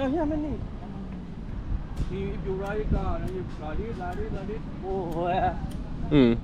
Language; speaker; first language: English; non-native, learner; Thai